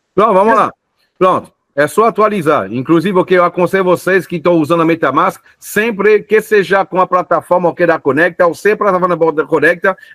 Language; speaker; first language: Portuguese; non-native, fluent; French